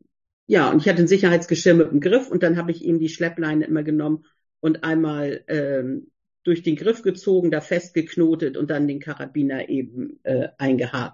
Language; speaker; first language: German; native; German